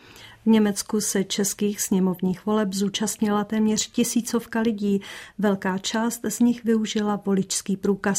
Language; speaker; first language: Czech; native; Czech